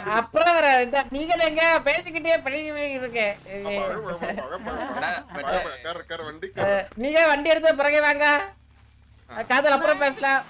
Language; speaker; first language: Tamil; non-native, learner; Malayalam